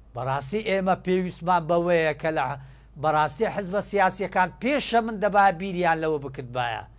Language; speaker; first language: Central Kurdish; non-native, local second language; Turkish